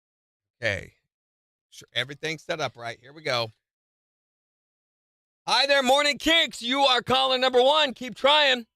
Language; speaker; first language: English; native; English